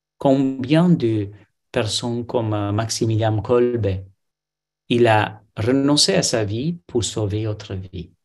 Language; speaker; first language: French; non-native, fluent; Romanian